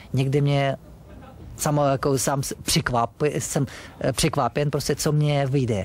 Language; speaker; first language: Czech; non-native, fluent; Russian